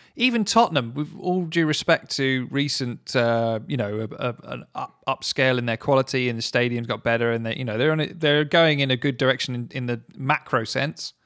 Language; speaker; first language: English; native; English